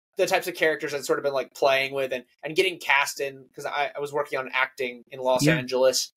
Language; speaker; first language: English; native; English